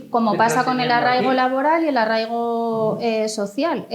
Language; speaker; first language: Spanish; native; Spanish